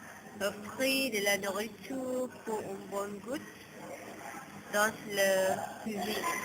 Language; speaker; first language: French; non-native, learner; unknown